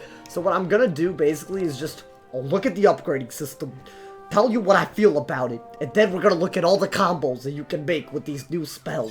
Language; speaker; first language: English; native; English